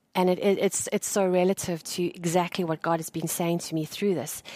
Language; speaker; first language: English; native; English